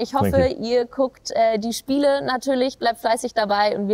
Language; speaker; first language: German; native; German